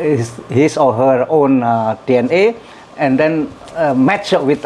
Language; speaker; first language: English; non-native, learner; Indonesian